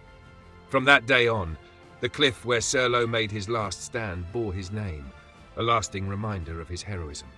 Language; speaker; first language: English; non-native, fluent; Italian